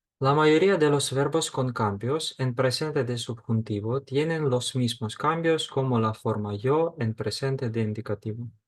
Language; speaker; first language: Spanish; non-native, fluent; Ukrainian